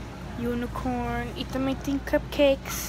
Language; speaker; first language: Portuguese; early bilingual, heritage; Portuguese